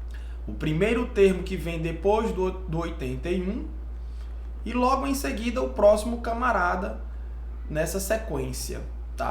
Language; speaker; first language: Portuguese; native; Portuguese